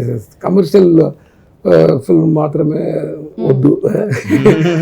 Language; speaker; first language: Telugu; non-native, local second language; Tamil